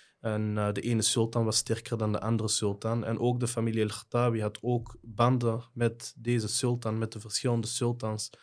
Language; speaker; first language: Dutch; native; Dutch